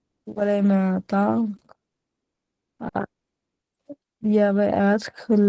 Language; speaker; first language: French; non-native, learner; Punjabi